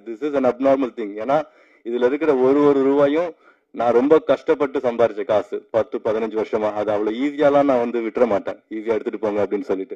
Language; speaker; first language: Tamil; native; Tamil